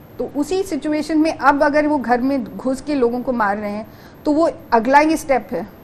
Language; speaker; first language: Hindi; native; Hindi